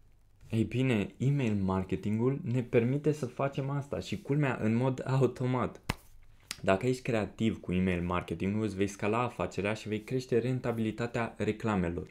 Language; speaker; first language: Romanian; native; Romanian